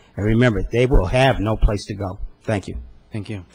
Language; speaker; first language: English; native; English